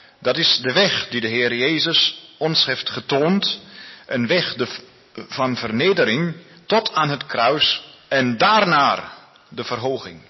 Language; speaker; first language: Dutch; non-native, learner; Spanish